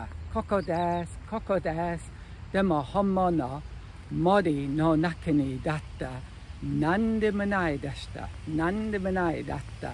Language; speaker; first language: Japanese; non-native, learner; English